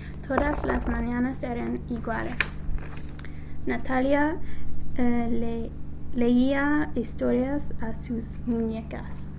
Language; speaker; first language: Spanish; non-native, learner; English